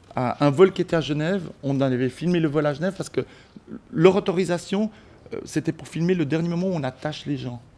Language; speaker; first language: French; early bilingual, other home language; Spanish